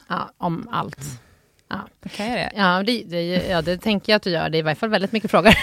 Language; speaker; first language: Swedish; native; Swedish